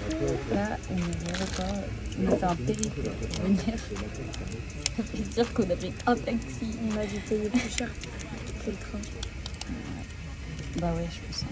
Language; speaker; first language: French; native; French